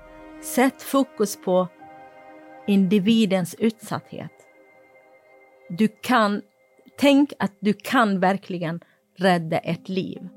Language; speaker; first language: Swedish; non-native, fluent; Kurdish